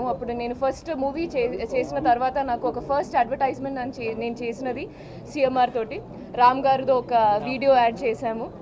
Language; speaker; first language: Telugu; non-native, fluent; Malayalam